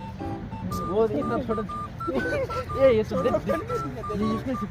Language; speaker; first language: Hindi; non-native, learner; Bangla